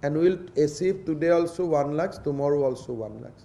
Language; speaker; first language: English; non-native, local second language; Assamese